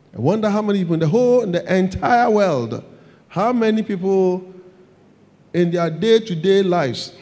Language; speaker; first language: English; non-native, local second language; Akan